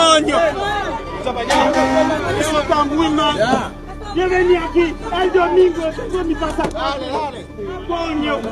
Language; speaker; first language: Spanish; non-native, learner; Haitian Creole